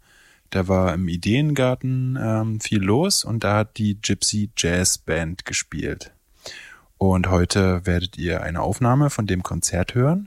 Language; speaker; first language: German; native; German